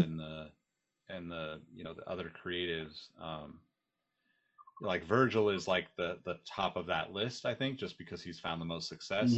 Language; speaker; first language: English; native; English